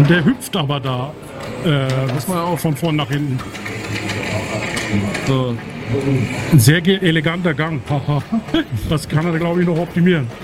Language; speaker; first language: German; native; German